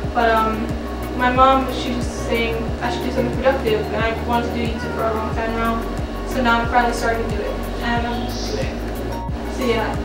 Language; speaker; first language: English; native; English